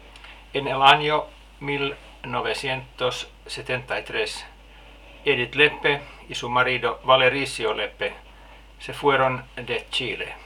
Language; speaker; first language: Spanish; non-native, fluent; Finnish